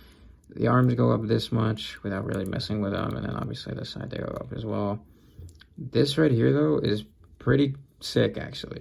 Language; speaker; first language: English; native; English